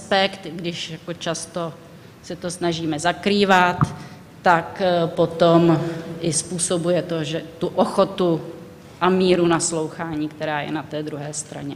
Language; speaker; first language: Czech; native; Czech